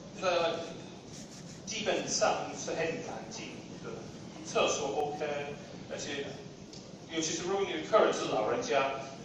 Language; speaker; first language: Chinese; non-native, fluent; English